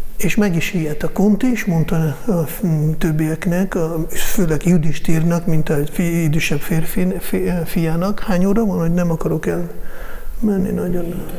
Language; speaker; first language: Hungarian; non-native, fluent; Russian